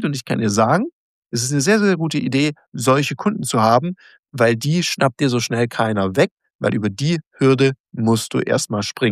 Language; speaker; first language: German; native; German